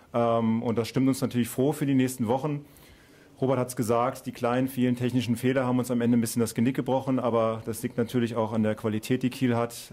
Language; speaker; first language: German; native; German